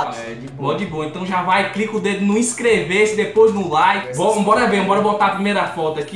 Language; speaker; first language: Portuguese; native; Portuguese